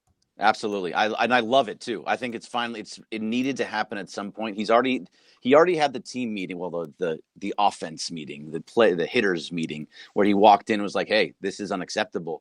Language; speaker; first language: English; native; English